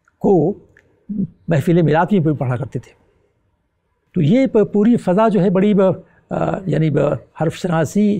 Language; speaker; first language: Urdu; native; Urdu